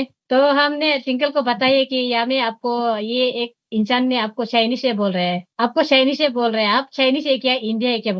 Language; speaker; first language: Hindi; non-native, local second language; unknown